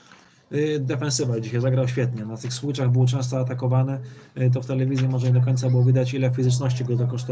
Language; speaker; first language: Polish; native; Polish